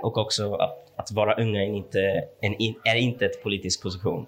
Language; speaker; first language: Swedish; non-native, fluent; English